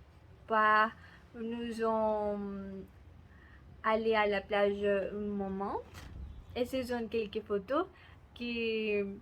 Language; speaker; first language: French; non-native, learner; Spanish